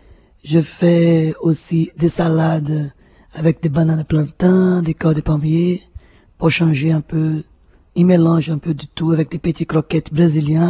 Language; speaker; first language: French; non-native, fluent; Portuguese